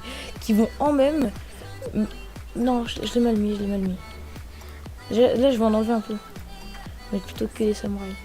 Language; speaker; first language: French; native; French